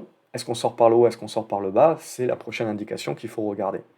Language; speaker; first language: French; native; French